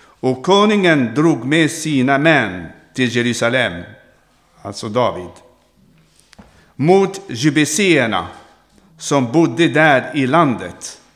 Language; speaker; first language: Swedish; non-native, fluent; Arabic